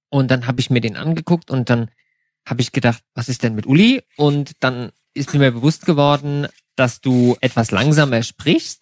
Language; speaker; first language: German; native; German